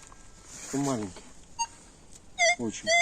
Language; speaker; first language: Russian; native; Russian